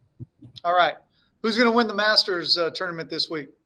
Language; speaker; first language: English; native; English